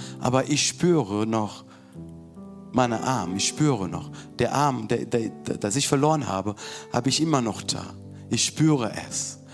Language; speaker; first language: German; non-native, fluent; Italian